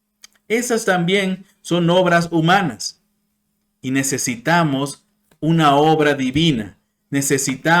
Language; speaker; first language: Spanish; non-native, fluent; English